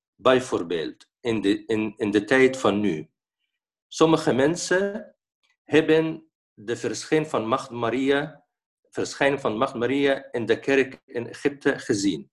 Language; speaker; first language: Dutch; non-native, fluent; Arabic